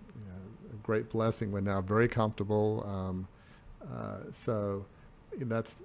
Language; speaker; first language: English; native; English